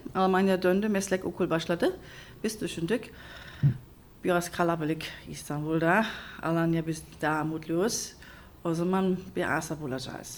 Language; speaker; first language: Turkish; non-native, learner; German